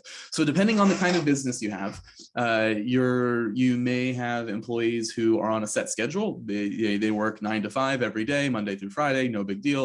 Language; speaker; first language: English; native; English